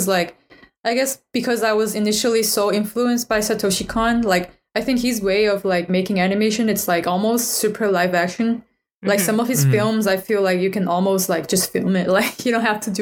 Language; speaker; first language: English; non-native, fluent; Chinese